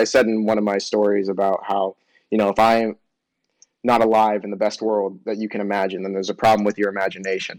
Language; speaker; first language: English; native; English